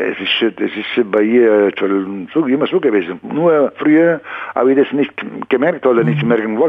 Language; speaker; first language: German; non-native, fluent; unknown